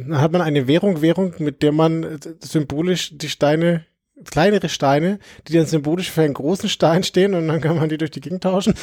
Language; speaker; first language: German; native; German